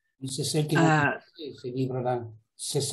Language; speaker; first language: French; non-native, fluent; Italian